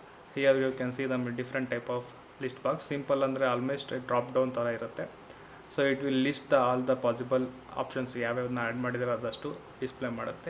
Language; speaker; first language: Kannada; native; Kannada